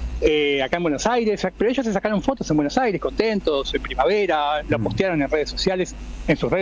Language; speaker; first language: Spanish; native; Spanish